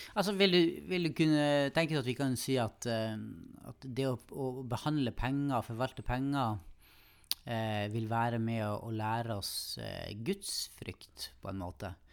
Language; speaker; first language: Norwegian; native; Norwegian